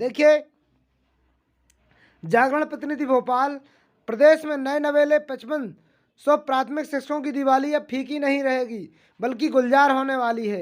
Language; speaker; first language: Hindi; native; Hindi